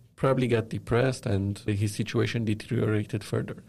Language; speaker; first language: English; non-native, fluent; Arabic